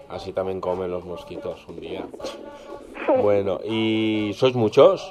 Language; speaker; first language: Spanish; native; Spanish